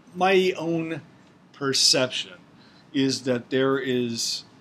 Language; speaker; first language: English; native; English